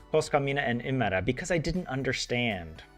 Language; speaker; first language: Finnish; non-native, learner; English